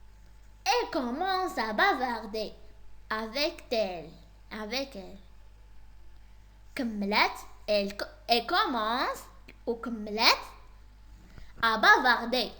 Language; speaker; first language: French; non-native, local second language; Arabic